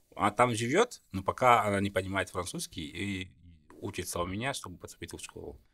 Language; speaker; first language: Russian; non-native, fluent; French